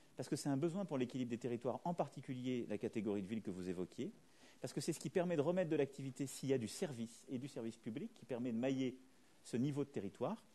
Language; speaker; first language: French; native; French